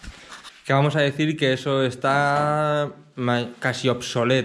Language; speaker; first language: Spanish; native; Spanish